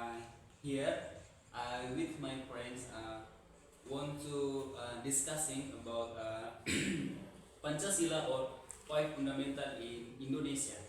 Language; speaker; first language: English; non-native, learner; Indonesian